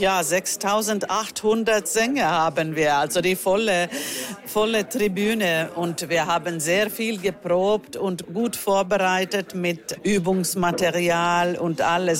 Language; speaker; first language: German; non-native, fluent; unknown